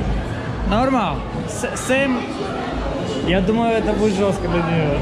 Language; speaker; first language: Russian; native; Russian